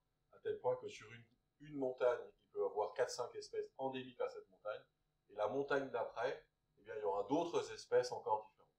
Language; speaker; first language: French; native; French